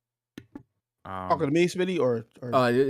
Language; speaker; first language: English; native; English